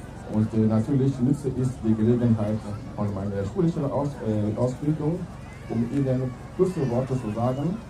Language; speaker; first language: German; non-native, fluent; French